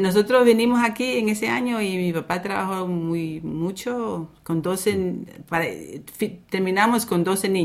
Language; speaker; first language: Spanish; early bilingual, other home language; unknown